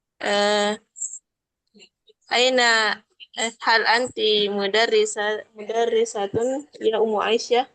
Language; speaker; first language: Arabic; non-native, learner; Indonesian